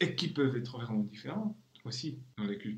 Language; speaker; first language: French; non-native, fluent; Czech